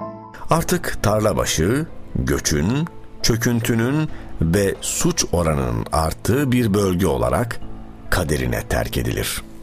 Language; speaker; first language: Turkish; native; Turkish